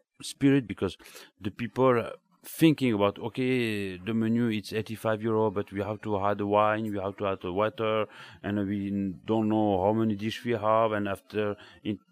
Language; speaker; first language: English; non-native, learner; French